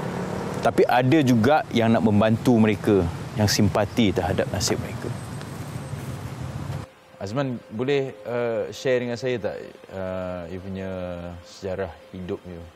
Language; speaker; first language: Malay; native; Malay